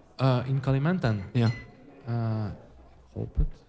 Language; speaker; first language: Dutch; native; Dutch